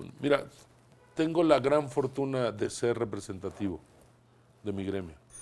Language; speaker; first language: Spanish; native; Spanish